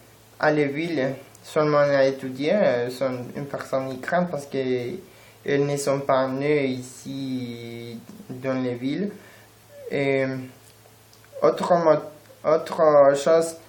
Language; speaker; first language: French; non-native, learner; Spanish